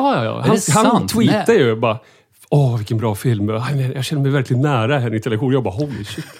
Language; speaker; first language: Swedish; native; Swedish